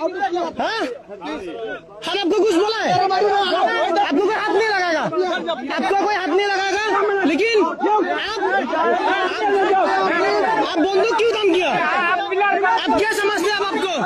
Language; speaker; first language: Hindi; non-native, learner; Bangla